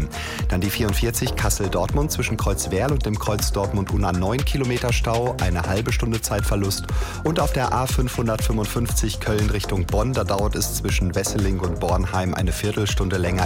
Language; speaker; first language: German; native; German